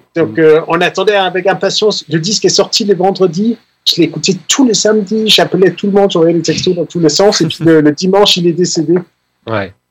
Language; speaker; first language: French; non-native, fluent; Danish